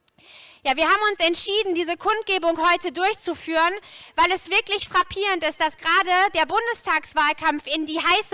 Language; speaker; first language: German; native; German